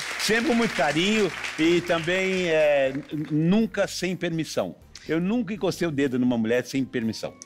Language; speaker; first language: Portuguese; native; Portuguese